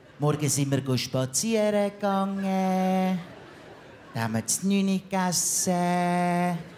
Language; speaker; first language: German; native; German